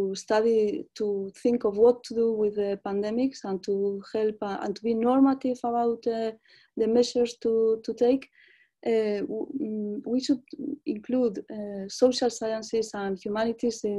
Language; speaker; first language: English; non-native, fluent; Spanish